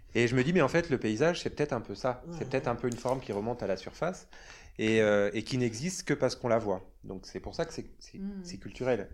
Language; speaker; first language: French; native; French